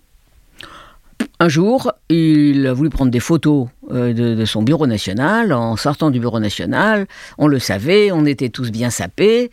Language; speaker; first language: French; native; French